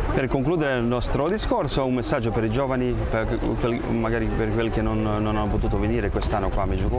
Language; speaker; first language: Italian; non-native, fluent; Croatian